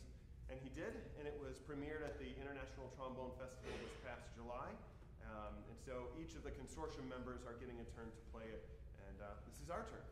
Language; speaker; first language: English; native; English